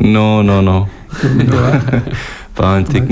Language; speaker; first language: French; non-native, learner; German